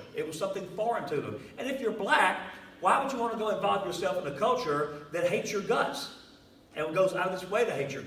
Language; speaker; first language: English; native; English